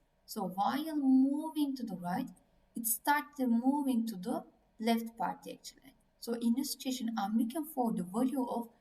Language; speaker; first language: English; non-native, fluent; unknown